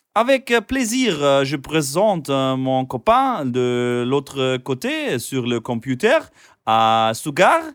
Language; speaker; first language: French; non-native, learner; German